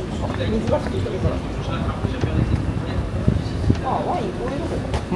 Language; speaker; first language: Japanese; native; Japanese